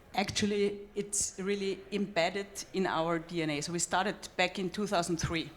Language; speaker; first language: English; non-native, fluent; German